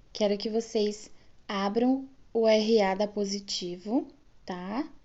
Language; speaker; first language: Portuguese; native; Portuguese